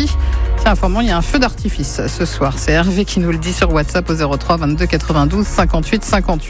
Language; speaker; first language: French; native; French